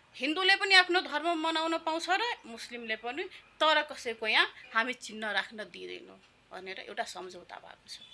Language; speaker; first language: Nepali; non-native, local second language; Maithili